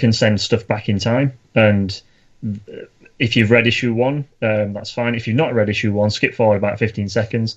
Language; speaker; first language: English; native; English